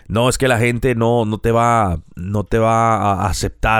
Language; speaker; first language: Spanish; early bilingual, heritage; Spanish